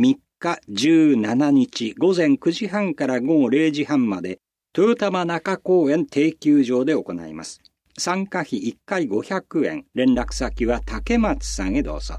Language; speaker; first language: Japanese; native; Japanese